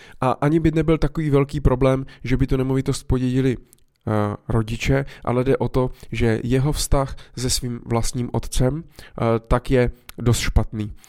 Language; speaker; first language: Czech; native; Czech